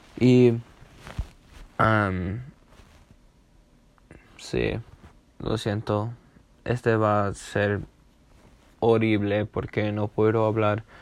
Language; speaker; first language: Spanish; non-native, learner; English